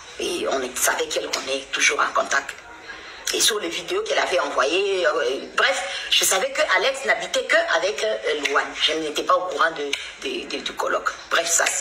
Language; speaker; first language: French; non-native, local second language; Lingala